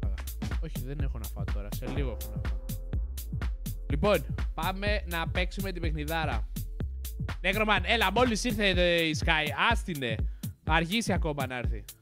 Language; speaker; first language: Greek; native; Greek